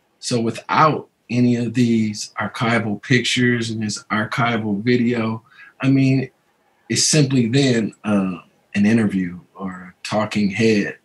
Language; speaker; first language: English; native; English